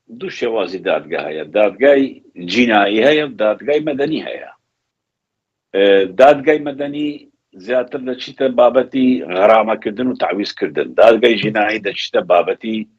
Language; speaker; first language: Central Kurdish; non-native, local second language; Kurdish